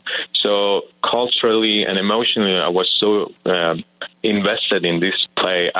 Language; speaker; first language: English; non-native, fluent; Persian